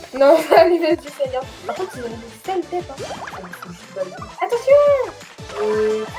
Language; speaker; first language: French; native; French